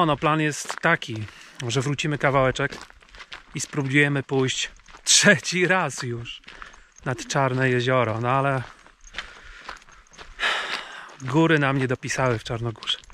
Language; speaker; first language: Polish; native; Polish